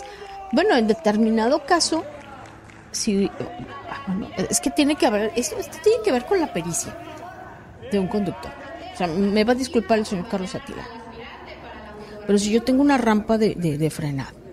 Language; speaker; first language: Spanish; native; Spanish